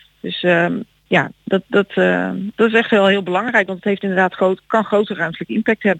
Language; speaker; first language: Dutch; native; Dutch